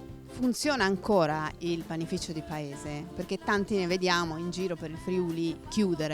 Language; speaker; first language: Italian; native; Italian